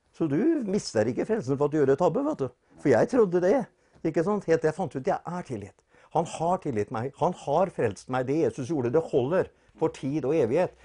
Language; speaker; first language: Norwegian; native; Norwegian